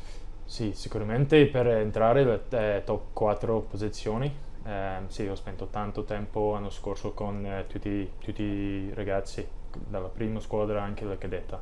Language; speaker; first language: Italian; non-native, learner; English